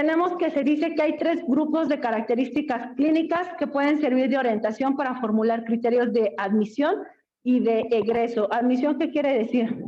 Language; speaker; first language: Spanish; native; Spanish